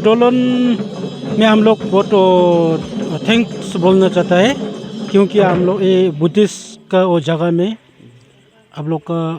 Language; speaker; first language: Hindi; non-native, learner; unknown